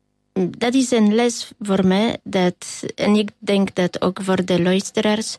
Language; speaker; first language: Dutch; non-native, learner; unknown